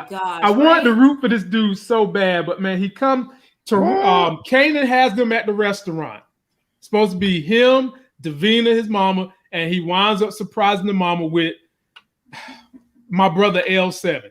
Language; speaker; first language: English; native; English